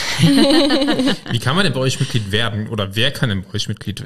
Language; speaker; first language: German; native; German